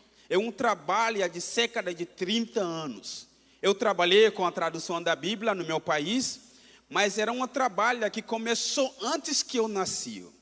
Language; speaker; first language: Portuguese; non-native, fluent; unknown